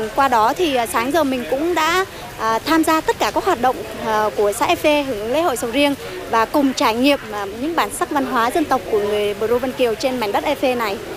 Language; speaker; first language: Vietnamese; non-native, local second language; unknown